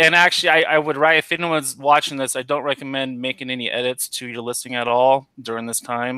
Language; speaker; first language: English; native; English